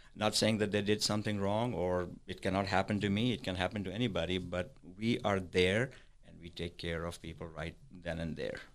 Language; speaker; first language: English; non-native, local second language; Urdu